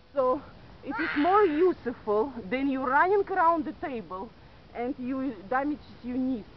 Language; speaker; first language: English; non-native, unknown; Russian